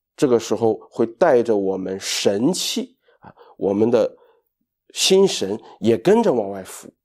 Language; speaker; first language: Chinese; native; Chinese